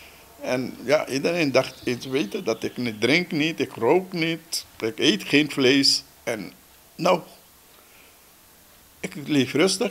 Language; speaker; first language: Dutch; non-native, local second language; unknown